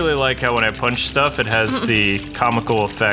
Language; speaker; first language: English; native; English